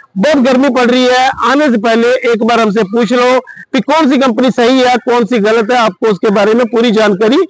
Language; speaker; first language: Hindi; non-native, local second language; Punjabi